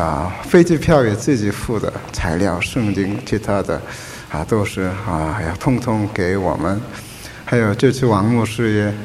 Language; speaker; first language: Chinese; non-native, fluent; Korean